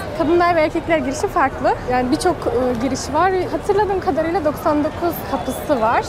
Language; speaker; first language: Turkish; native; Turkish